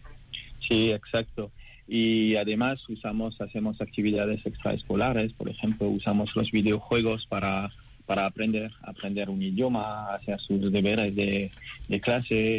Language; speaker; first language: Spanish; non-native, fluent; French